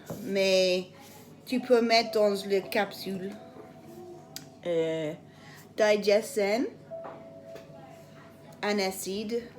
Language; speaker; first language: French; non-native, learner; English